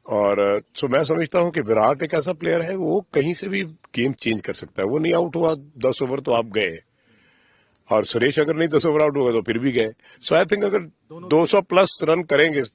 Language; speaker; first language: Hindi; non-native, local second language; Punjabi